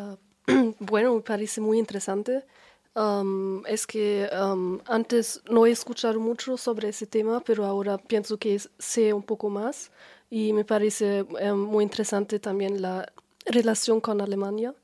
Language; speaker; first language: Spanish; non-native, learner; German